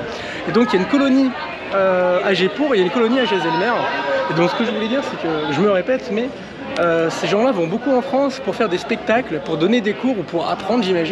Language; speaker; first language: French; native; French